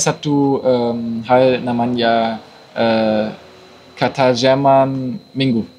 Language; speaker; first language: Indonesian; non-native, learner; German